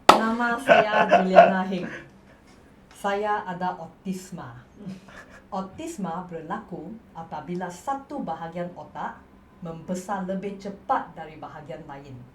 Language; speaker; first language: Malay; non-native, local second language; English